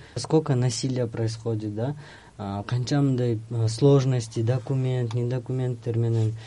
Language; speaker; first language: Russian; non-native, local second language; Kyrgyz